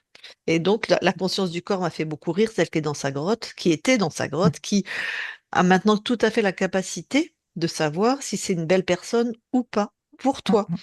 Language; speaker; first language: French; native; French